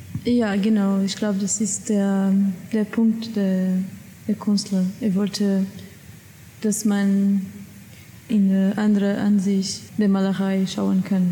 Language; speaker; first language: German; non-native, learner; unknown